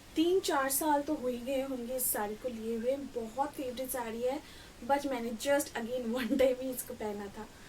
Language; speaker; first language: Hindi; non-native, local second language; Bangla